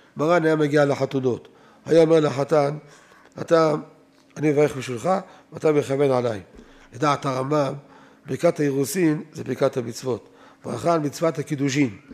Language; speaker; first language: Hebrew; native; Hebrew